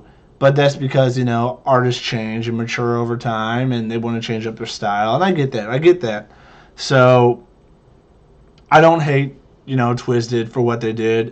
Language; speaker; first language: English; native; English